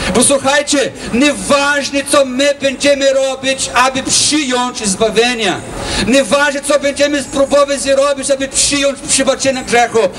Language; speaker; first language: Polish; non-native, learner; Portuguese